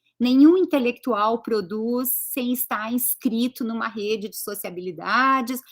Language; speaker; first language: Portuguese; early bilingual, other home language; Greek